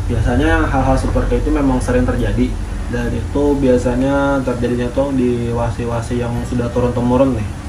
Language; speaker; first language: Indonesian; non-native, local second language; Banjar